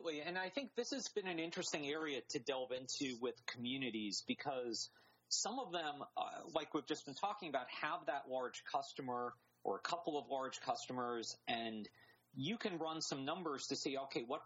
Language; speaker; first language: English; native; English